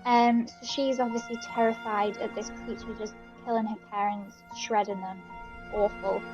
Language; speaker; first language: English; native; English